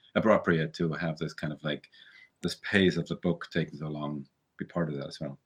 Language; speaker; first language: English; early bilingual, other home language; German